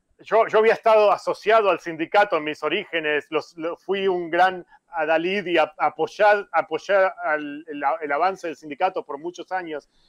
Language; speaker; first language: Spanish; native; Spanish